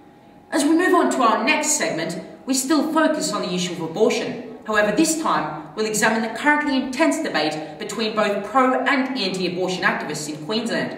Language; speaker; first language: English; native; English